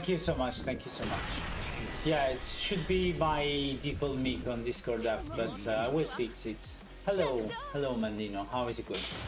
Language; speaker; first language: English; non-native, fluent; Italian